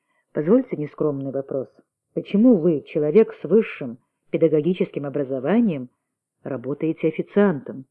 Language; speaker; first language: Russian; native; Russian